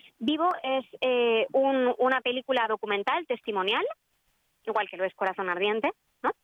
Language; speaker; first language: Spanish; native; Spanish